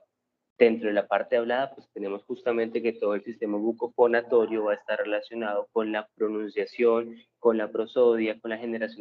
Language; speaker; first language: Spanish; native; Spanish